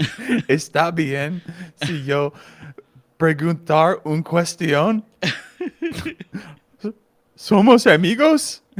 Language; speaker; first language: Spanish; non-native, learner; English